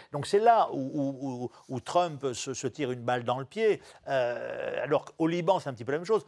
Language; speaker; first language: French; native; French